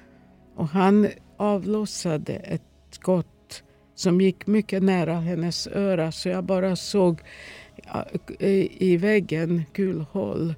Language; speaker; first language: Swedish; non-native, fluent; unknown